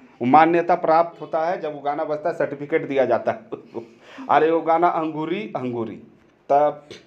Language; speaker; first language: Hindi; native; Hindi